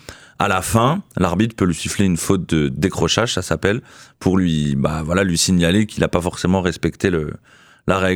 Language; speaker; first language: French; native; French